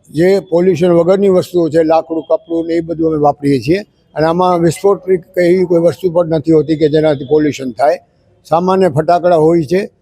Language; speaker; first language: Gujarati; non-native, local second language; Sindhi